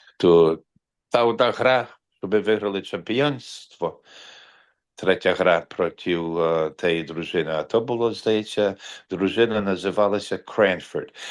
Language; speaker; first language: Ukrainian; early bilingual, heritage; Ukrainian